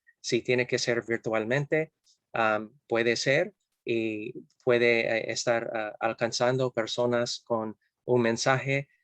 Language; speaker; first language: Spanish; non-native, fluent; English